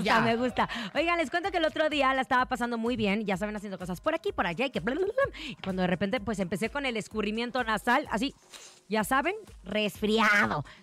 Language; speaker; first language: Spanish; native; Spanish